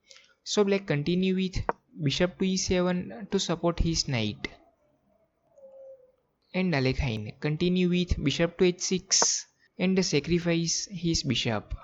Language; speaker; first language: English; non-native, fluent; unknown